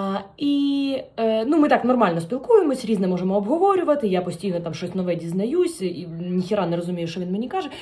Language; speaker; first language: Ukrainian; non-native, local second language; Russian